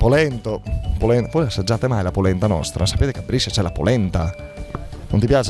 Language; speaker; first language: Italian; native; Italian